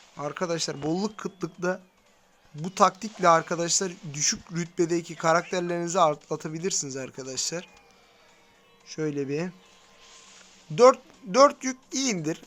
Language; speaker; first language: Turkish; native; Turkish